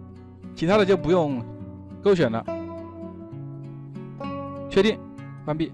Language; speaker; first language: Chinese; native; Chinese